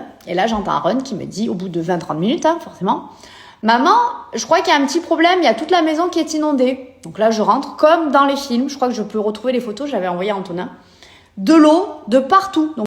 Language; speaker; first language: French; native; French